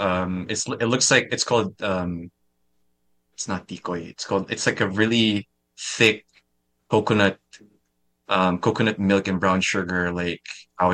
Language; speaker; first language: English; non-native, local second language; Filipino